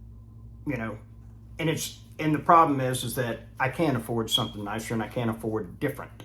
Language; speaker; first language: English; native; English